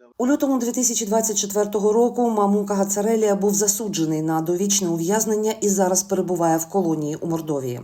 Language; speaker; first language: Ukrainian; native; Ukrainian